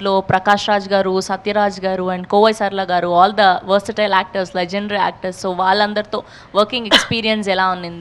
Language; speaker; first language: Telugu; native; Telugu